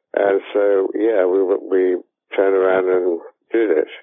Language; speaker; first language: English; native; English